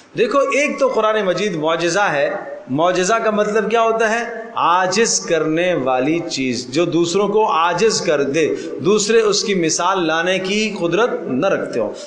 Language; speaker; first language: Urdu; native; Urdu